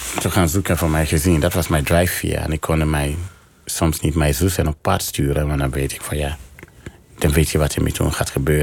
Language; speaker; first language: Dutch; non-native, fluent; English